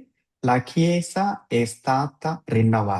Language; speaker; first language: Italian; non-native, fluent; Tamil